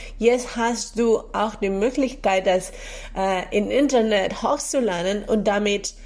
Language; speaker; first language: German; non-native, fluent; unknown